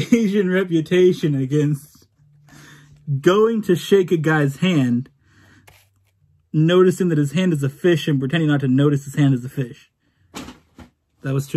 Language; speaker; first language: English; native; English